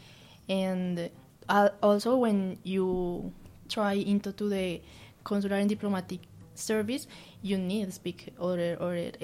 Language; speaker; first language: English; non-native, learner; Spanish